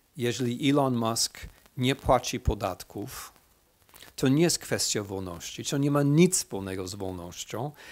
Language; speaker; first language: Polish; non-native, fluent; English